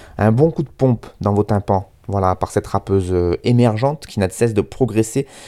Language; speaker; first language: French; native; French